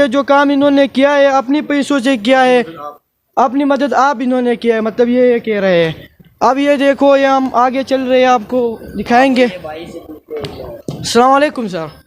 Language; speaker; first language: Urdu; non-native, local second language; Pashto